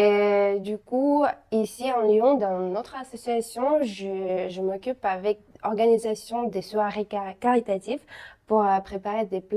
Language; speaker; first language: French; non-native, learner; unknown